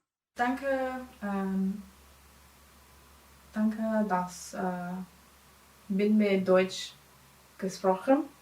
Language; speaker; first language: German; non-native, learner; English